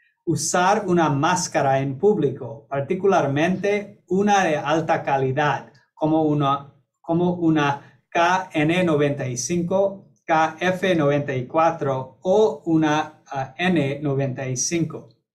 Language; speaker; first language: Spanish; non-native, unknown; English